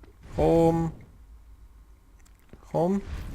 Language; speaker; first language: German; native; German